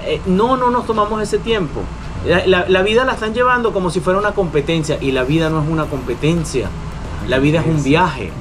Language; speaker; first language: Spanish; native; Spanish